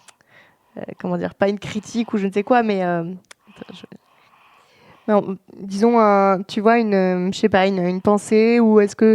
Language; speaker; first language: French; native; French